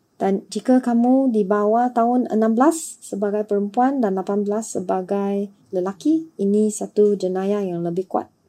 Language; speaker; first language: Malay; non-native, local second language; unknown